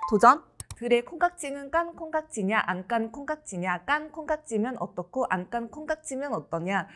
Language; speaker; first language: Korean; non-native, fluent; Mongolian